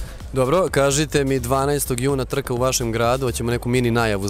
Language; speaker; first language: Serbian; native; Serbian